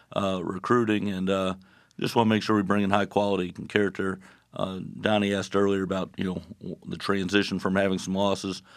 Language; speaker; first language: English; native; English